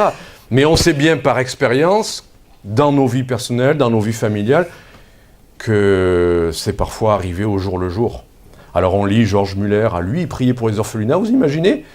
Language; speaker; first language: French; native; French